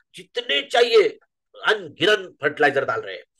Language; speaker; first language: Hindi; non-native, local second language; Marathi